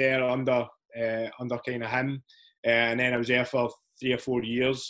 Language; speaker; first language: English; native; English